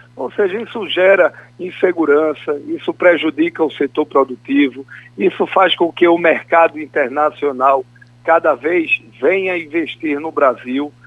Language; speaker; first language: Portuguese; native; Portuguese